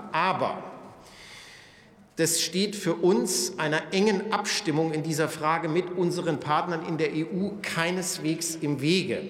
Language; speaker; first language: German; native; German